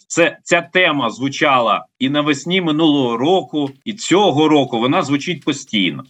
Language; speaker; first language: Ukrainian; native; Ukrainian